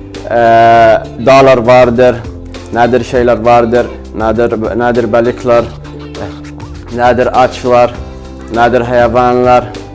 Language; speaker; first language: Turkish; non-native, learner; Arabic